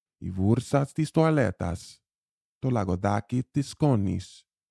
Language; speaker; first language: Greek; non-native, learner; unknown